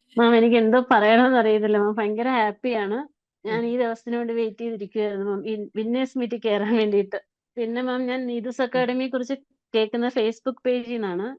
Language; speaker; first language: Malayalam; native; Malayalam